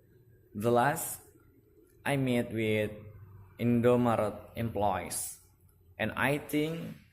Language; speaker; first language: English; non-native, learner; Indonesian